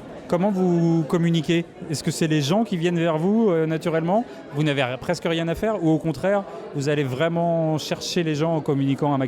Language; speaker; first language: French; native; French